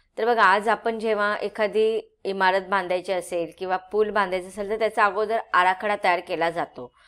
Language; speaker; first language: Marathi; native; Marathi